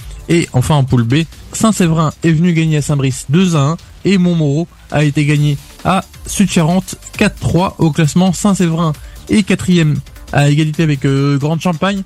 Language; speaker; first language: French; native; French